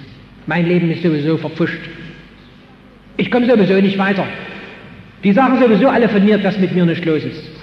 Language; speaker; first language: German; native; German